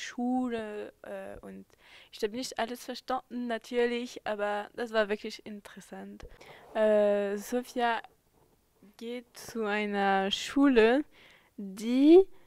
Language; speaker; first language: German; non-native, fluent; French